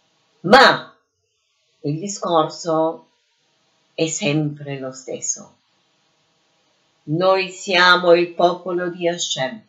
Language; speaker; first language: Italian; non-native, fluent; English